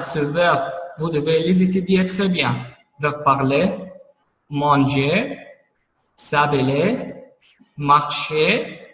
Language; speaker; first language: French; non-native, fluent; Arabic